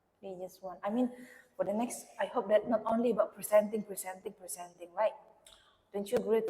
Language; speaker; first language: English; non-native, local second language; Indonesian